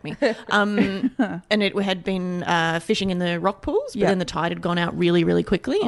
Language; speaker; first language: English; native; English